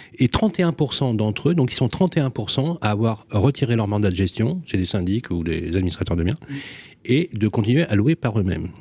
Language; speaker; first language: French; native; French